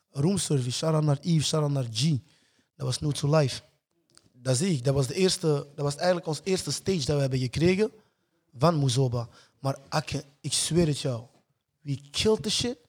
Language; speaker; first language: Dutch; early bilingual, other home language; French